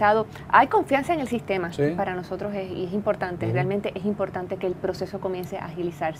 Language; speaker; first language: Spanish; native; Spanish